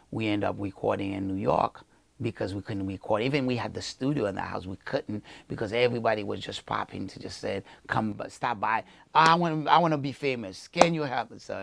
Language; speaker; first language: English; early bilingual, other home language; Haitian Creole